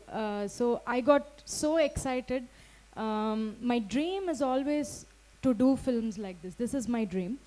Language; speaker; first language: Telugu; non-native, local second language; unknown